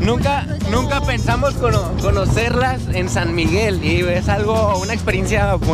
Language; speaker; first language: Spanish; native; Spanish